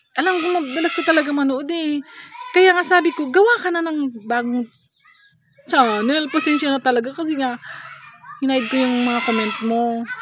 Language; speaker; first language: Filipino; non-native, local second language; Hiligaynon